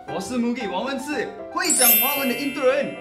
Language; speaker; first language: Chinese; non-native, local second language; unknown